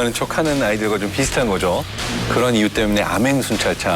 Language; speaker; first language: Korean; native; Korean